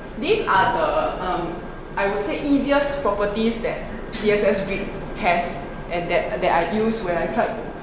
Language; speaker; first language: English; non-native, local second language; Min Nan Chinese